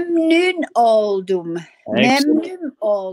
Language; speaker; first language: Turkish; non-native, learner; English